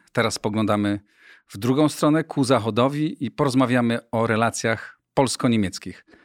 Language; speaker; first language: Polish; native; Polish